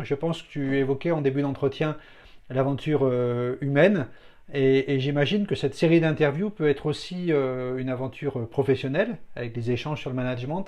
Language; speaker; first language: French; native; French